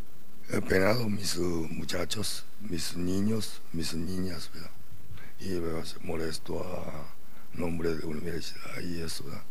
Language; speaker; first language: Spanish; non-native, learner; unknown